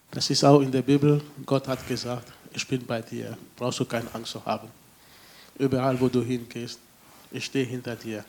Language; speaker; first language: German; non-native, fluent; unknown